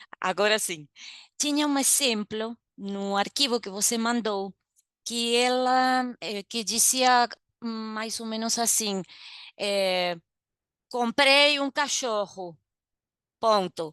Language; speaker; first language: Portuguese; non-native, fluent; Spanish